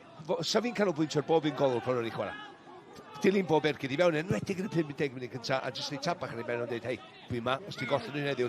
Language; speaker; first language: Welsh; native; Welsh